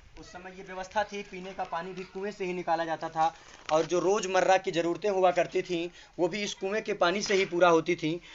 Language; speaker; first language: Hindi; native; Hindi